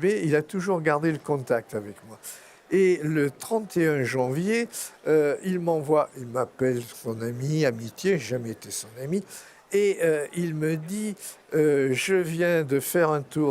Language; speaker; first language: French; native; French